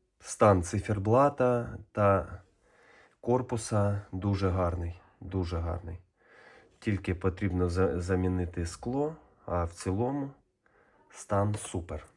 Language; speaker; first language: Ukrainian; native; Ukrainian